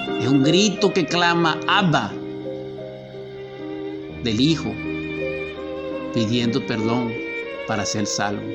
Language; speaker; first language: Spanish; native; Spanish